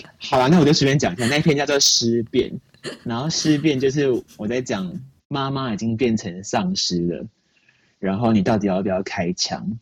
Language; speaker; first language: Chinese; native; Chinese